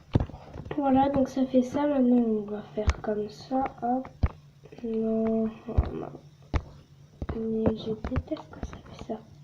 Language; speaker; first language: French; native; French